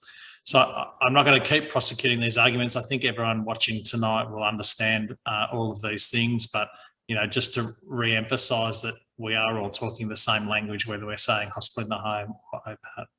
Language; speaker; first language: English; native; English